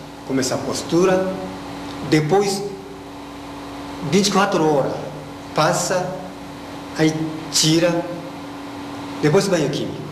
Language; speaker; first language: Portuguese; non-native, learner; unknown